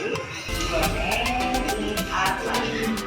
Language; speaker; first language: English; non-native, fluent; Indonesian